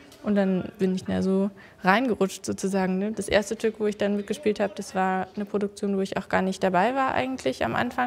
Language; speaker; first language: German; native; German